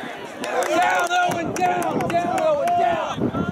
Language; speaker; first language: English; native; English